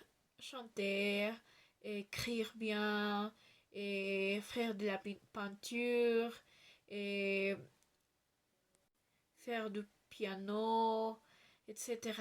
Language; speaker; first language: French; non-native, learner; Spanish